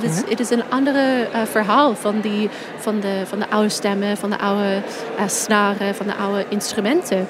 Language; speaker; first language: Dutch; non-native, fluent; English